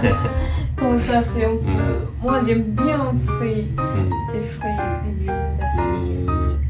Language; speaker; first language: French; non-native, learner; Japanese